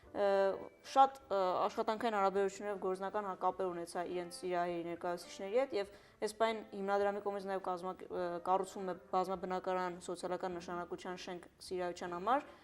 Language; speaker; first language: Armenian; early bilingual, heritage; Armenian